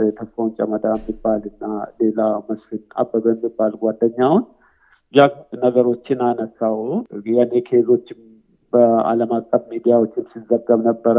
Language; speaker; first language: Amharic; non-native, local second language; Oromo